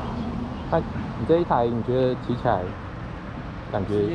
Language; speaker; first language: Chinese; native; Chinese